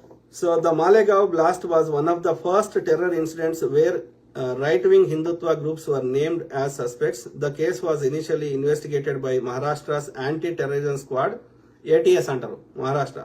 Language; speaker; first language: English; non-native, local second language; Telugu